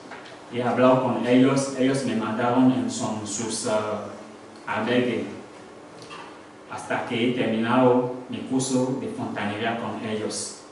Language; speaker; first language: Spanish; non-native, learner; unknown